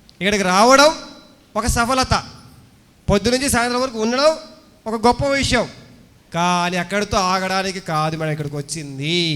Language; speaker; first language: Telugu; native; Telugu